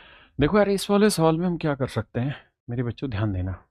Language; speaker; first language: Hindi; native; Hindi